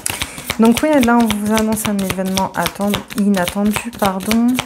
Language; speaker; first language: French; native; French